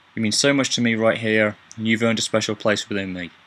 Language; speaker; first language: English; native; English